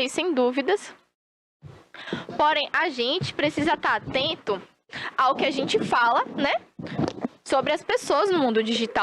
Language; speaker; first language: Portuguese; native; Portuguese